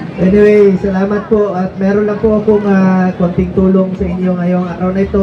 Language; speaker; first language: Filipino; non-native, local second language; Cebuano